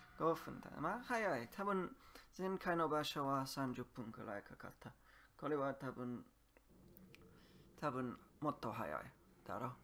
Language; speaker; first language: Japanese; non-native, learner; English